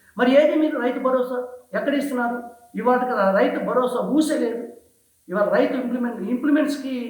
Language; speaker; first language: Telugu; native; Telugu